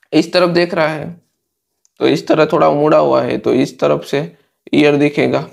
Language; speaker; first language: Hindi; native; Hindi